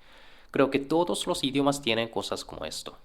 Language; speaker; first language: Spanish; non-native, fluent; Korean